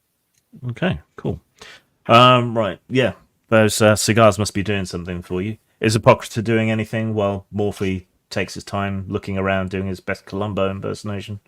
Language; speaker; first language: English; native; English